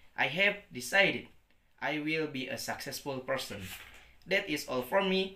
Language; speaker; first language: English; non-native, learner; Indonesian